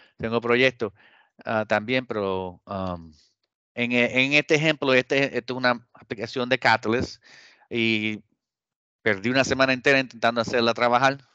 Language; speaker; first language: Spanish; early bilingual, heritage; Spanish